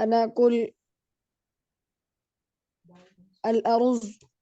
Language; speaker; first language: Arabic; non-native, learner; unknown